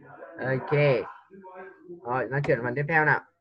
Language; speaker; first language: Vietnamese; native; Vietnamese